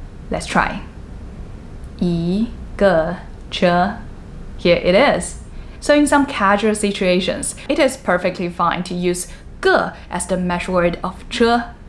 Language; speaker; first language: English; non-native, fluent; Chinese